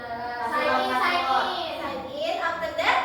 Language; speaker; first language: English; non-native, learner; Indonesian